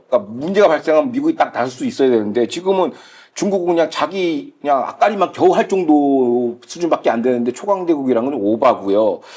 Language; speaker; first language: Korean; native; Korean